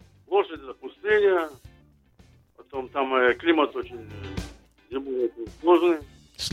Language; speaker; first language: Russian; non-native, learner; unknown